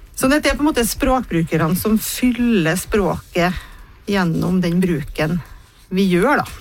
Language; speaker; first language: Norwegian; native; Norwegian